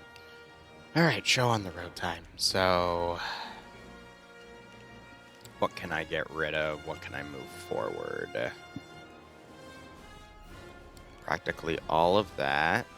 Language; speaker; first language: English; native; English